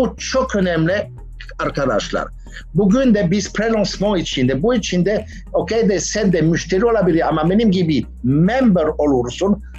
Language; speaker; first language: Turkish; non-native, learner; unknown